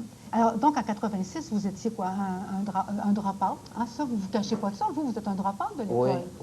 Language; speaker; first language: French; native; French